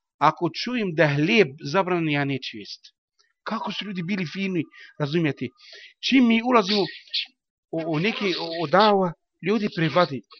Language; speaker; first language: Bosnian; non-native, learner; Arabic